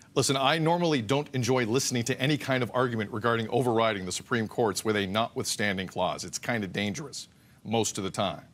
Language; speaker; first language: English; native; English